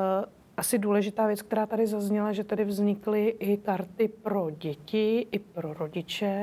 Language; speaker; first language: Czech; native; Czech